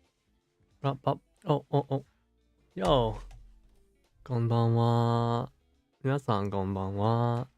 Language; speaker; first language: Japanese; non-native, fluent; English